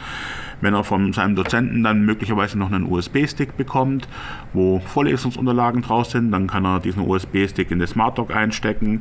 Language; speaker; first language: German; native; German